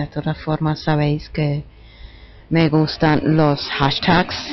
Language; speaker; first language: Spanish; non-native, fluent; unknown